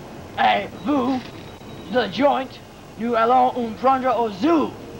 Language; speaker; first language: French; non-native, learner; English